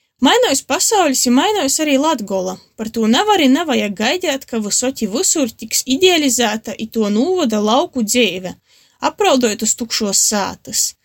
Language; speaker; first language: Latvian; native; Latvian